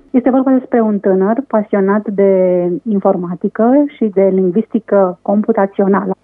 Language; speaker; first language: Romanian; non-native, local second language; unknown